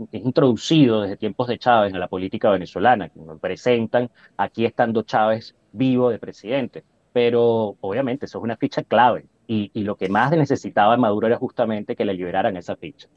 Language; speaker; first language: Spanish; native; Spanish